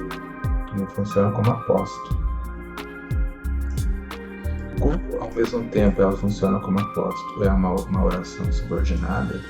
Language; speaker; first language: Portuguese; native; Portuguese